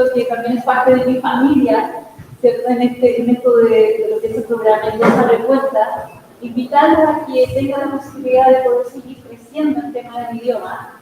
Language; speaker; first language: Spanish; native; Spanish